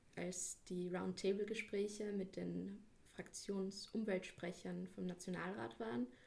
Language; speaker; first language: German; native; German